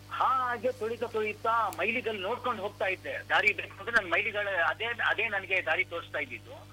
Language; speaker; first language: Kannada; non-native, local second language; Marathi